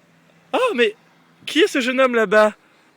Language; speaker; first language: French; native; French